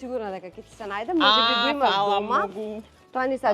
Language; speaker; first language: Macedonian; native; Macedonian